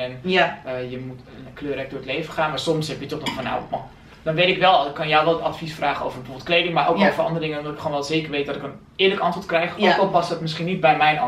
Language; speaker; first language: Dutch; native; Dutch